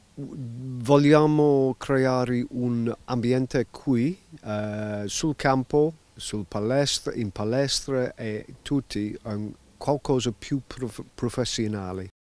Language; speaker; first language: Italian; non-native, learner; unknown